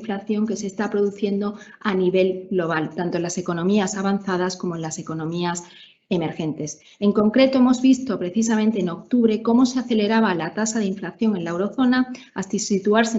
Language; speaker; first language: Spanish; native; Spanish